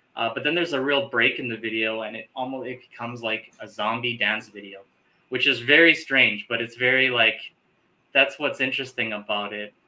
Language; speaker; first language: English; native; English